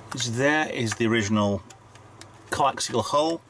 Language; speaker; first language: English; native; English